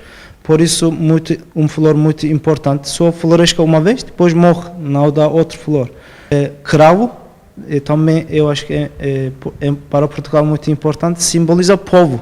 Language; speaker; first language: Portuguese; non-native, fluent; Turkish